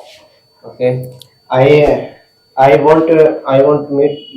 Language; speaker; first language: English; non-native, learner; Hindi